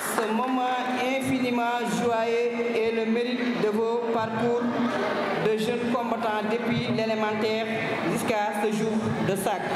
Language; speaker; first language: French; non-native, local second language; Fula